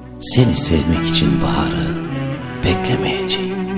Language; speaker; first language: Turkish; native; Turkish